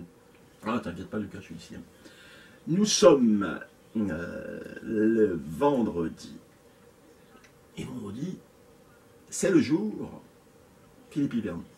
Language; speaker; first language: French; native; French